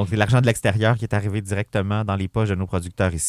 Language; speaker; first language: French; native; French